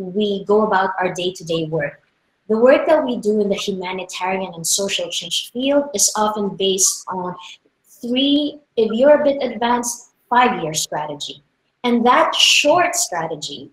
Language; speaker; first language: English; non-native, local second language; Filipino